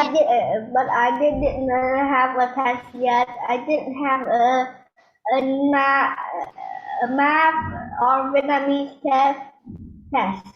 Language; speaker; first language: English; non-native, learner; Vietnamese